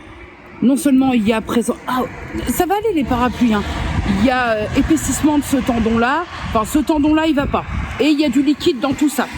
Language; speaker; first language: French; native; French